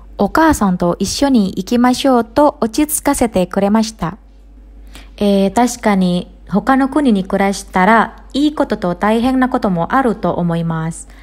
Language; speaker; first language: Japanese; non-native, fluent; Indonesian